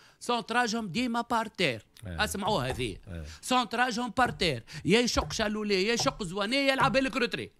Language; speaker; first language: Arabic; native; Arabic